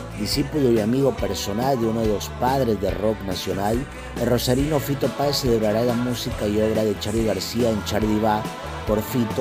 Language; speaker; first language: Spanish; native; Spanish